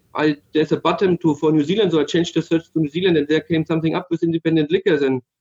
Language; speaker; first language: English; non-native, fluent; German